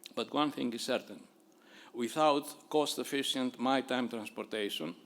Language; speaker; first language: English; non-native, fluent; Greek